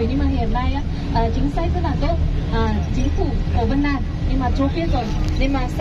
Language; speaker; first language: Vietnamese; non-native, fluent; Chinese